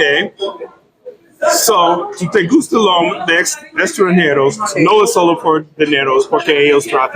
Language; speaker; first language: Spanish; non-native, learner; English